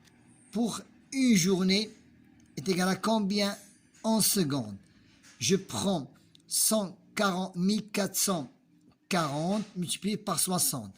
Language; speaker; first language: French; non-native, local second language; Arabic